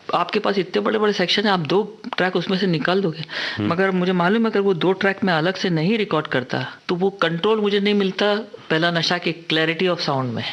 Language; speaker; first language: Hindi; native; Hindi